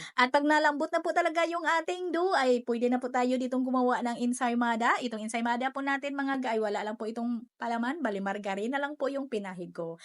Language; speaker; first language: Filipino; non-native, local second language; Hiligaynon